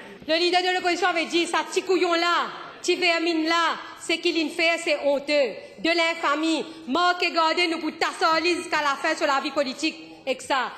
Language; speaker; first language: French; non-native, local second language; Morisyen